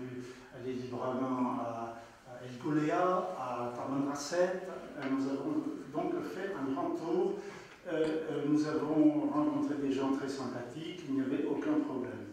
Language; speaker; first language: French; native; French